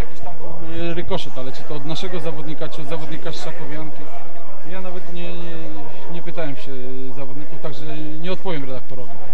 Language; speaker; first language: Polish; native; Polish